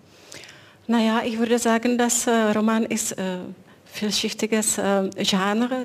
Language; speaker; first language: German; non-native, fluent; Czech